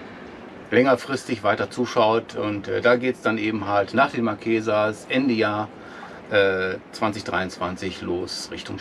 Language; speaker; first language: German; native; German